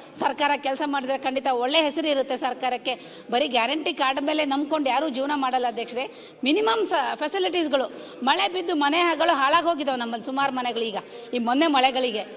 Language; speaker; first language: Kannada; native; Kannada